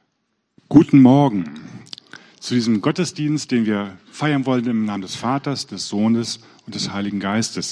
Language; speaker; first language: German; native; German